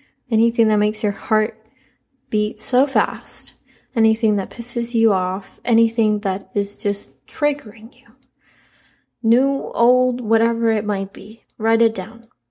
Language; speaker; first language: English; early bilingual, other home language; Spanish